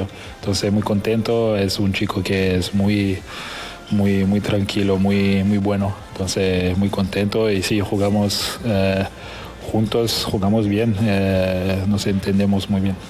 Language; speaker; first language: Spanish; non-native, fluent; French